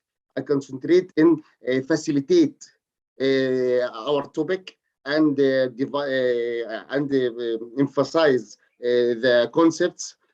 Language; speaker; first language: English; non-native, learner; Arabic